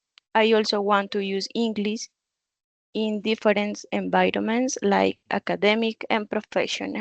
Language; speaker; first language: English; non-native, learner; Spanish